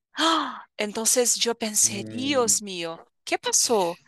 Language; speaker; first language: Spanish; non-native, fluent; Portuguese